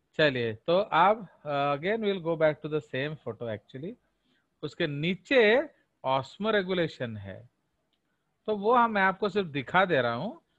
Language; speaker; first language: Hindi; non-native, local second language; Odia